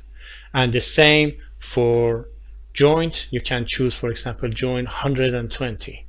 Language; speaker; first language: English; non-native, fluent; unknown